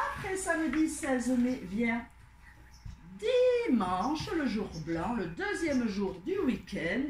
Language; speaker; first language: French; native; French